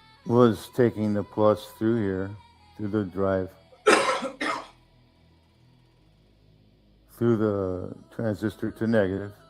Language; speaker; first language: English; native; English